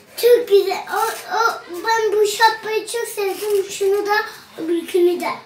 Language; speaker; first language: Turkish; early bilingual, heritage; Turkish